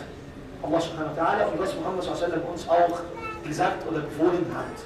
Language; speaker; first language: German; non-native, fluent; Arabic